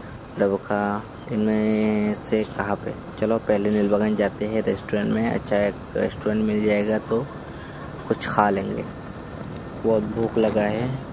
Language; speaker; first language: Hindi; non-native, local second language; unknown